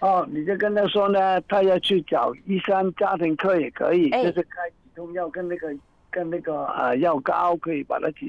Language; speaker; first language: Chinese; native; Chinese